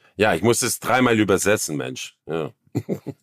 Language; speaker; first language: German; non-native, fluent; Croatian